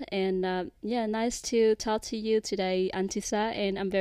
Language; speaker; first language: English; non-native, fluent; Vietnamese